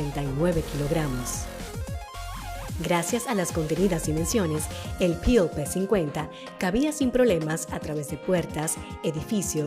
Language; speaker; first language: Spanish; native; Spanish